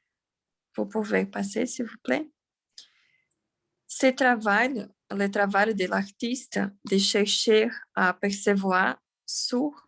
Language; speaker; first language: French; non-native, learner; Portuguese